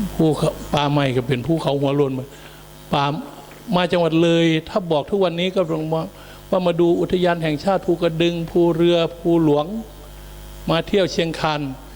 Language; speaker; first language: Thai; native; Thai